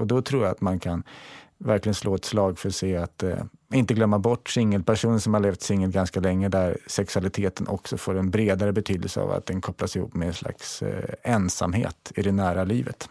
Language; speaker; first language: Swedish; native; Swedish